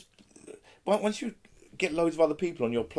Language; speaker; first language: English; native; English